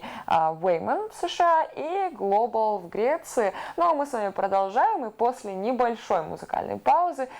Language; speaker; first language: Russian; native; Russian